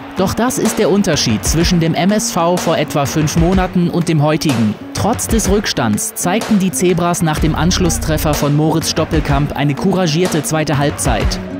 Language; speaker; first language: German; native; German